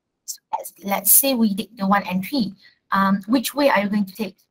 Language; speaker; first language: English; non-native, local second language; Malay